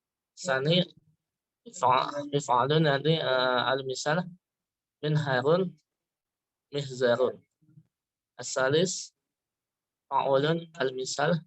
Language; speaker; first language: Arabic; non-native, learner; Indonesian